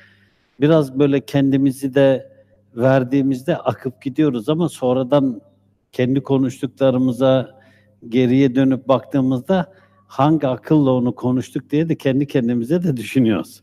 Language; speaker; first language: Turkish; native; Turkish